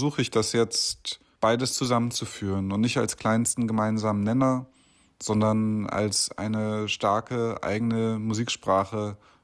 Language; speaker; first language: German; native; German